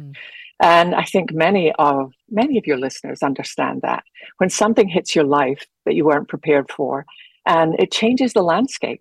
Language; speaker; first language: English; native; English